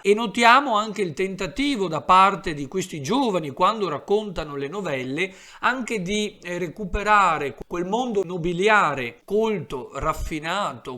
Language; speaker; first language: Italian; native; Italian